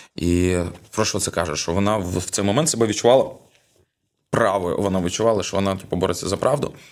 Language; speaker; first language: Ukrainian; non-native, local second language; Russian